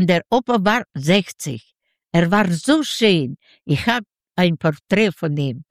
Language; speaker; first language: German; non-native, learner; Yiddish